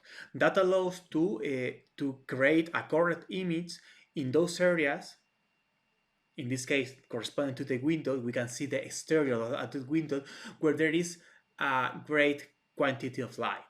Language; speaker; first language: English; non-native, fluent; Spanish